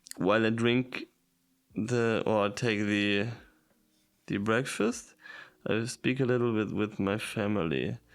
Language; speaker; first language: English; non-native, fluent; German